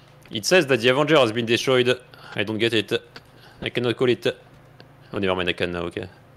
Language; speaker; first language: English; non-native, fluent; French